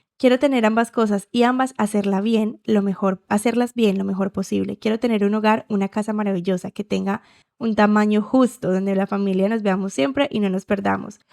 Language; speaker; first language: Spanish; native; Spanish